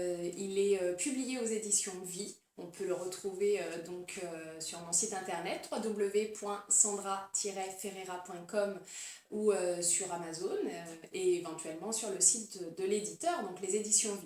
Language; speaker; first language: French; native; French